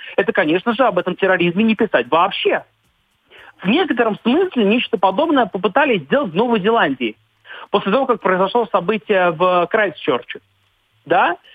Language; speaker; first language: Russian; native; Russian